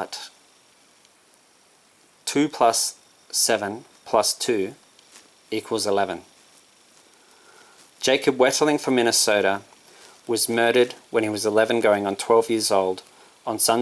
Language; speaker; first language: English; native; English